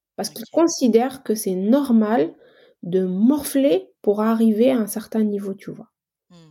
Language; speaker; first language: French; non-native, local second language; Arabic